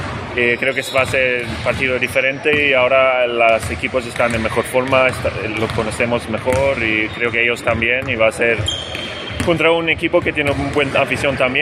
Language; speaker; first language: Spanish; non-native, fluent; Swedish